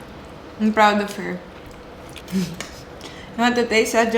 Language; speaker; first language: English; non-native, local second language; Filipino